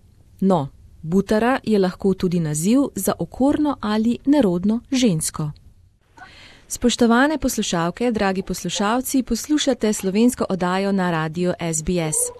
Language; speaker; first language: Slovenian; native; Slovenian